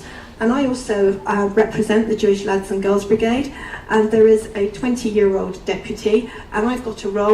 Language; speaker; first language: English; native; English